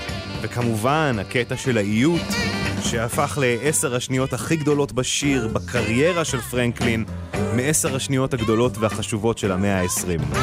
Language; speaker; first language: Hebrew; native; Hebrew